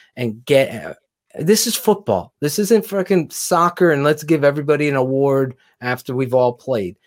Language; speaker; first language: English; native; English